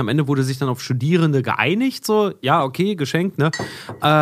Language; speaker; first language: German; native; German